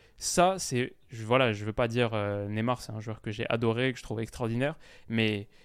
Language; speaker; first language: French; native; French